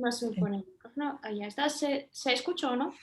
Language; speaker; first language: Spanish; non-native, fluent; Russian